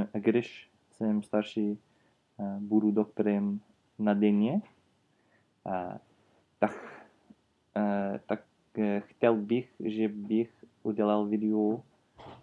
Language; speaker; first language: Czech; non-native, learner; English